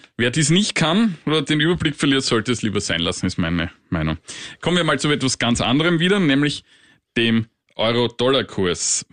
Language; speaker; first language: German; native; German